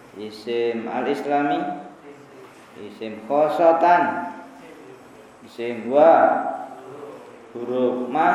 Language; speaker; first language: Arabic; non-native, learner; Indonesian